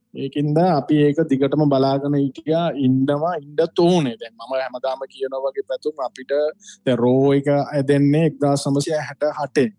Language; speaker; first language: Sinhala; non-native, local second language; Tamil